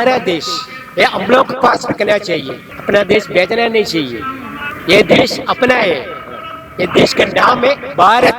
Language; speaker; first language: Hindi; non-native, local second language; Malayalam